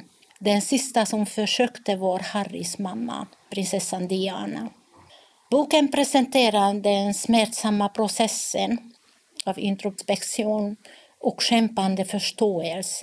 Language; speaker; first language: Swedish; non-native, fluent; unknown